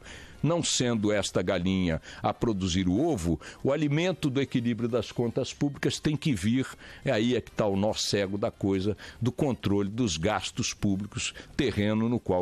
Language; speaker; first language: Portuguese; native; Portuguese